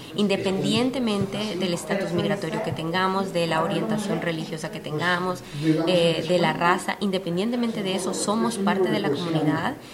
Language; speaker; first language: Spanish; native; Spanish